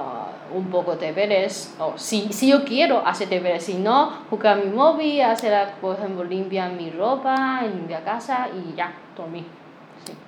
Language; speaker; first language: Spanish; non-native, learner; Chinese